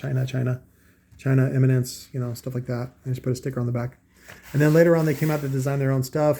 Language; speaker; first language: English; native; English